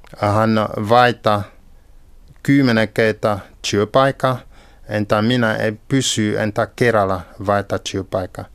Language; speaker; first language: Finnish; non-native, learner; French